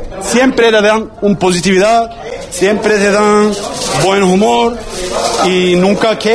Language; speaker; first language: Spanish; non-native, learner; Turkish